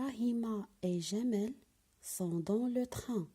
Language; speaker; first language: French; non-native, local second language; Arabic